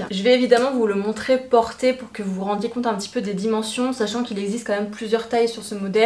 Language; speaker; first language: French; native; French